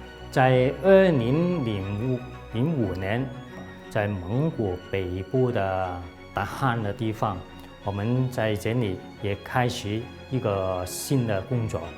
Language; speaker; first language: Chinese; non-native, local second language; Cantonese